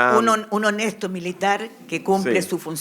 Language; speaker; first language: Spanish; native; Spanish